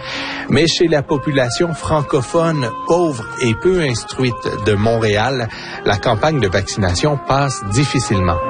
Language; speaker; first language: French; native; French